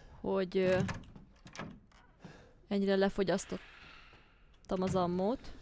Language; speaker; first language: Hungarian; native; Hungarian